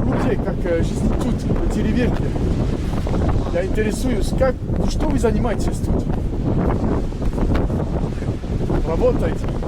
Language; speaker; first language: Russian; non-native, learner; French